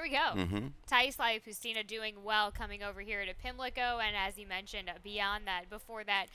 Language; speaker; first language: English; native; English